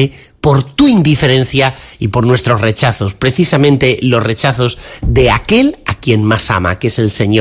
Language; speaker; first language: Spanish; native; Spanish